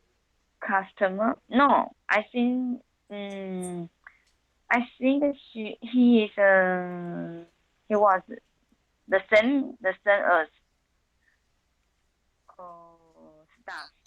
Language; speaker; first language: English; non-native, learner; Chinese